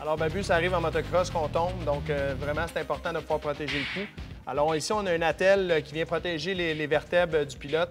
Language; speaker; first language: French; native; French